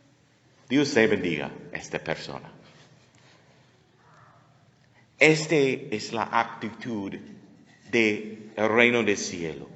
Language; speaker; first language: Spanish; non-native, learner; English